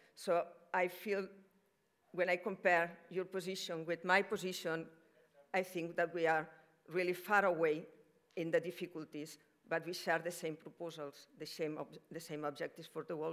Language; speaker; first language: English; non-native, fluent; Catalan